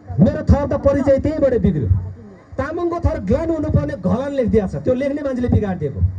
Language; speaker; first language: Nepali; non-native, local second language; Eastern Tamang